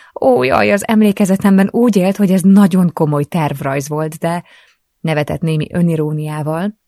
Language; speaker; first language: Hungarian; native; Hungarian